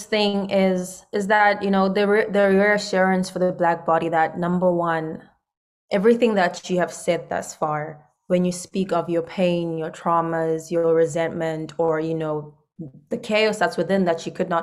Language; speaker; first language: English; non-native, local second language; Zulu